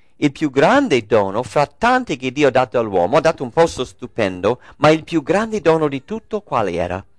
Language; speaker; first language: Italian; early bilingual, heritage; English